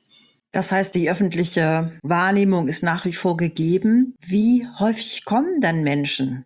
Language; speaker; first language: German; native; German